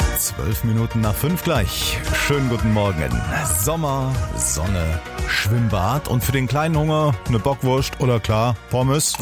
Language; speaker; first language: German; native; German